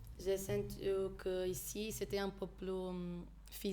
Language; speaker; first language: French; non-native, fluent; Portuguese